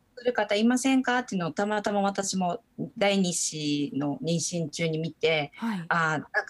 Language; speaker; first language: Japanese; native; Japanese